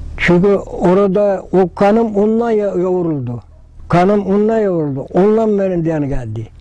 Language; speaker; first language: Turkish; native; Turkish